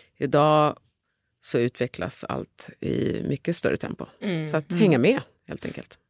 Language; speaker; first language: Swedish; early bilingual, other home language; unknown